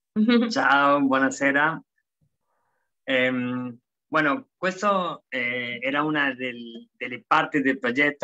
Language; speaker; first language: Italian; non-native, fluent; Spanish